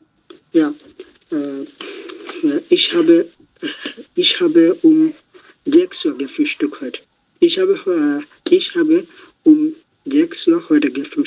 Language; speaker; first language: German; non-native, learner; Bangla